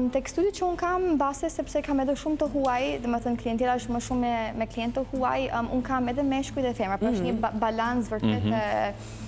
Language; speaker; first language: Albanian; early bilingual, heritage; Albanian